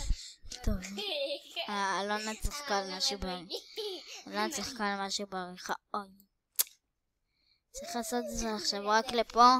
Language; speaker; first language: Hebrew; native; Hebrew